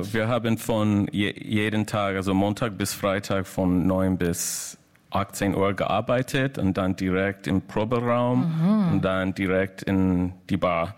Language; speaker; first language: German; non-native, learner; English